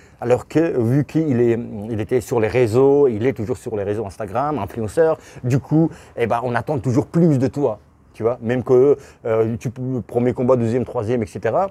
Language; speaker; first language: French; non-native, fluent; Russian